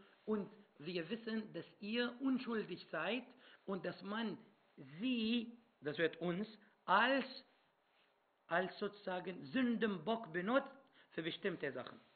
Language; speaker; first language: German; non-native, fluent; Arabic